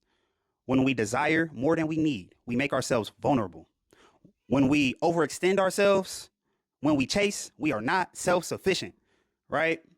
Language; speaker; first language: English; native; English